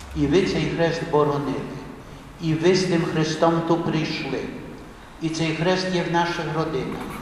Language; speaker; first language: Ukrainian; early bilingual, heritage; Ukrainian